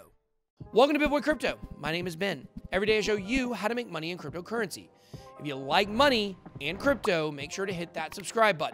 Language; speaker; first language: English; native; English